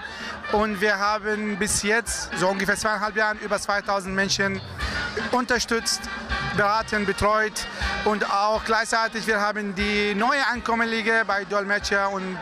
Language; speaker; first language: German; non-native, fluent; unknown